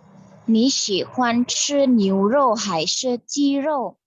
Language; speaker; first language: Chinese; non-native, learner; Indonesian